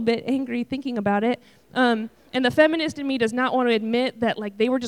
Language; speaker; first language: English; native; English